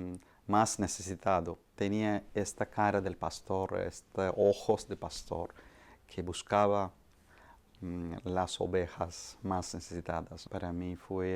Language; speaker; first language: Spanish; non-native, fluent; Malayalam